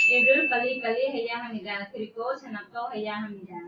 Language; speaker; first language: Korean; non-native, learner; Khmer